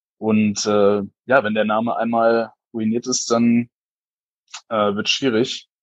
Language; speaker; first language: German; native; German